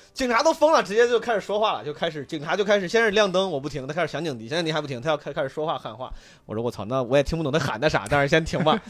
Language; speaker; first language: Chinese; native; Chinese